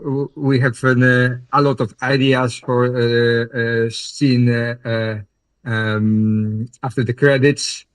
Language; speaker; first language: English; non-native, learner; Dutch